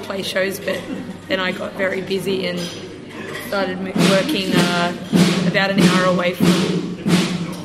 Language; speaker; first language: English; native; English